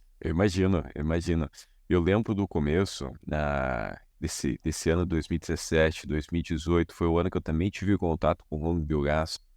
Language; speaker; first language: Portuguese; native; Portuguese